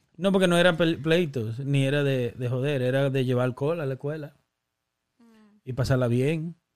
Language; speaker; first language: Spanish; native; Spanish